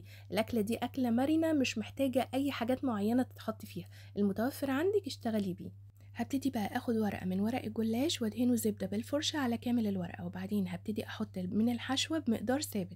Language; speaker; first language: Arabic; native; Arabic